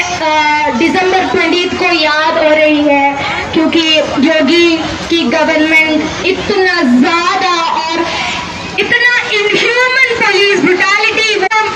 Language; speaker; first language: Hindi; non-native, local second language; Malayalam